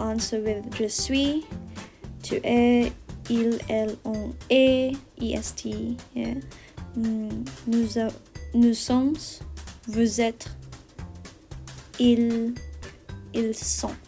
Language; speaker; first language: French; non-native, learner; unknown